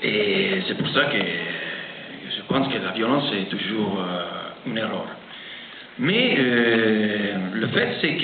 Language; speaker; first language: French; non-native, fluent; Italian